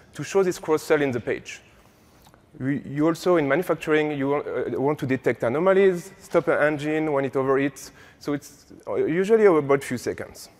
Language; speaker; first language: English; non-native, fluent; French